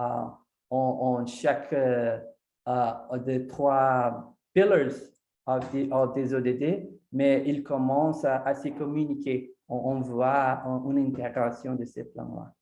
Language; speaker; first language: French; non-native, fluent; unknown